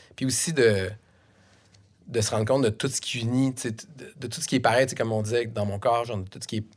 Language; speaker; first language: French; native; French